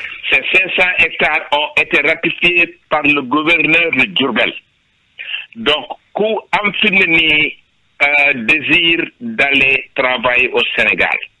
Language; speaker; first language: French; non-native, local second language; Wolof